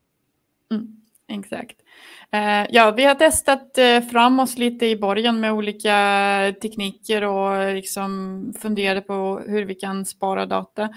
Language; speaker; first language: Swedish; non-native, fluent; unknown